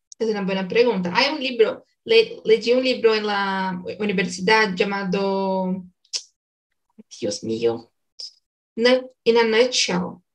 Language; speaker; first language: Spanish; non-native, learner; Portuguese